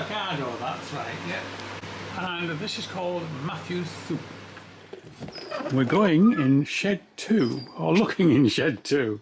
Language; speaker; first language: English; native; English